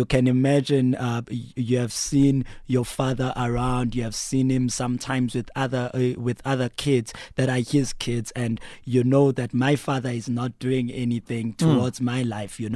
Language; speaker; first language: English; non-native, local second language; Xhosa